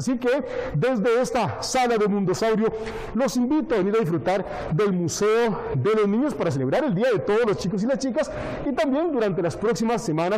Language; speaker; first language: Spanish; native; Spanish